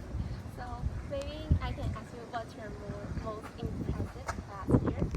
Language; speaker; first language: English; non-native, fluent; Chinese